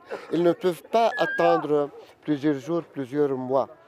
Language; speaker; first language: French; non-native, local second language; Arabic